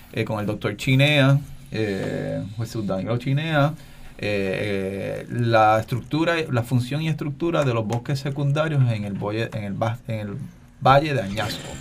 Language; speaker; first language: Spanish; native; Spanish